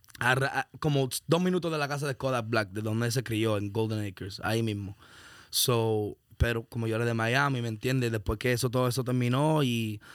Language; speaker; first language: Spanish; early bilingual, heritage; Spanish